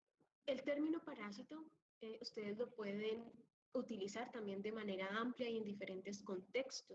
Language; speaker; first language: Spanish; native; Spanish